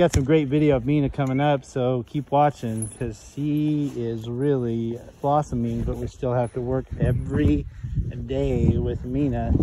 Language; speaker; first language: English; native; English